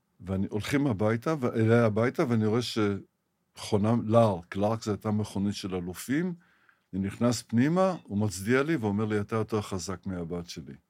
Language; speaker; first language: Hebrew; early bilingual, other home language; Arabic